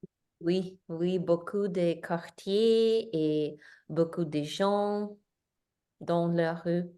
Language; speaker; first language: French; non-native, learner; English